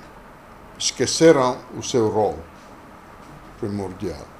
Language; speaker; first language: Portuguese; non-native, local second language; Kongo